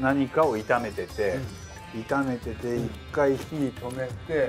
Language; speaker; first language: Japanese; native; Japanese